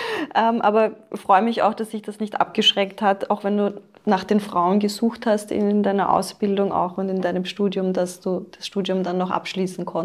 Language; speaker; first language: German; native; German